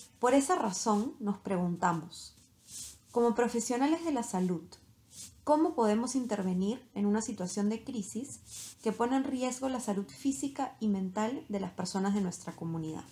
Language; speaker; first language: Spanish; native; Spanish